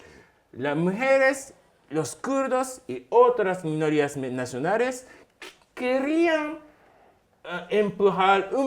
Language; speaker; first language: Spanish; non-native, fluent; Japanese